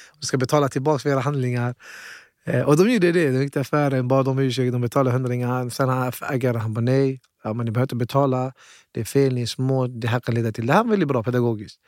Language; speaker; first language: Swedish; early bilingual, other home language; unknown